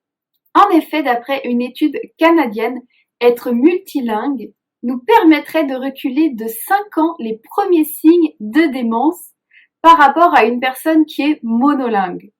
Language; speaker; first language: French; native; French